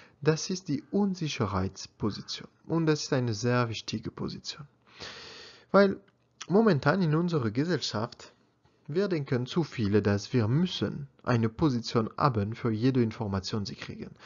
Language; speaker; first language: German; non-native, learner; French